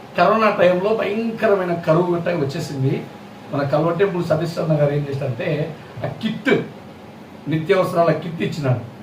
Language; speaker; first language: Telugu; non-native, local second language; Lambadi